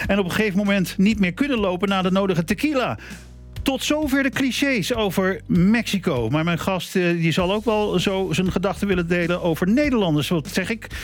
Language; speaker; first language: Dutch; native; Dutch